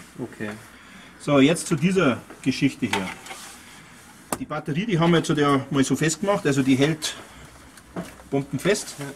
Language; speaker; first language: German; native; German